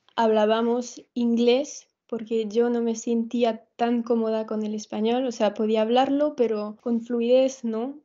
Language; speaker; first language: Spanish; non-native, fluent; French